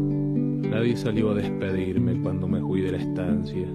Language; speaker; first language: Spanish; native; Spanish